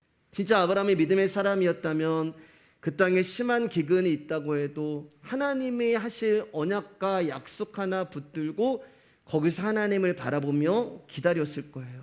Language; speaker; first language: Korean; native; Korean